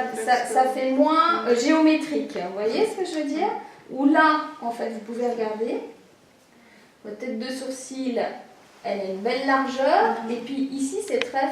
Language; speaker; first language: French; native; French